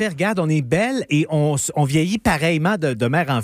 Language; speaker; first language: French; native; French